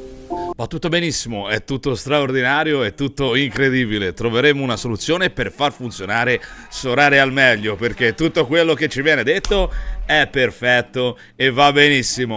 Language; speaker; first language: Italian; native; Italian